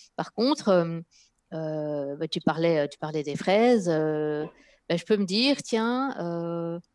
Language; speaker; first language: French; early bilingual, other home language; Dutch